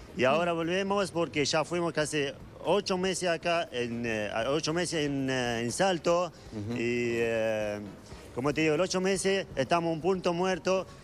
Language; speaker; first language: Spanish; non-native, learner; Arabic